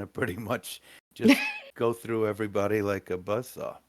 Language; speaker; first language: English; native; English